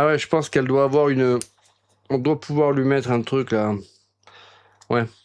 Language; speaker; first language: French; native; French